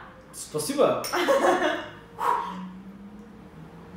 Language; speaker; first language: Russian; non-native, learner; Turkish